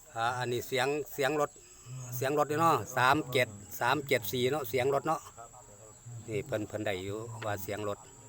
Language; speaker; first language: Thai; native; Thai